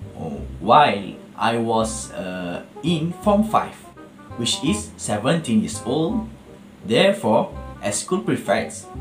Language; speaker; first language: English; non-native, local second language; Malay